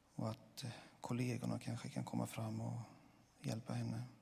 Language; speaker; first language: Swedish; non-native, fluent; Swiss German